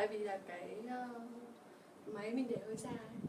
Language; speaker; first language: Vietnamese; native; Vietnamese